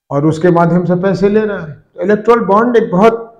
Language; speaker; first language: Hindi; native; Hindi